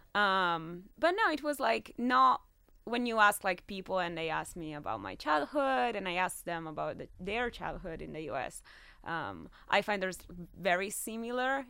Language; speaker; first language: English; non-native, fluent; Italian